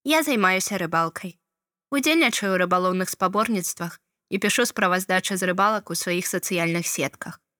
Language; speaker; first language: Belarusian; non-native, local second language; Russian